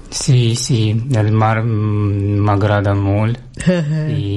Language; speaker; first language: Catalan; non-native, learner; Russian